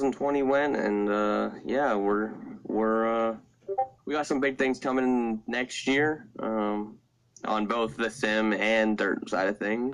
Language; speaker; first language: English; native; English